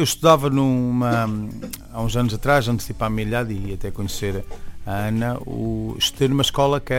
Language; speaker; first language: Portuguese; native; Portuguese